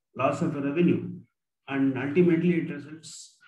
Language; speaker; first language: English; non-native, local second language; Kannada